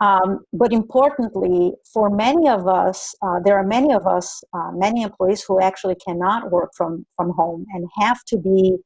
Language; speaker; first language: English; non-native, fluent; Spanish